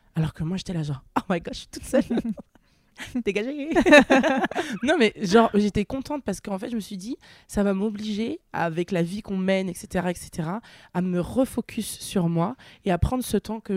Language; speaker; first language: French; native; French